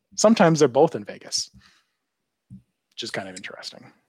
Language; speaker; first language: English; native; English